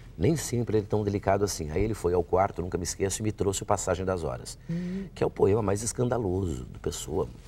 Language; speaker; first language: Portuguese; native; Portuguese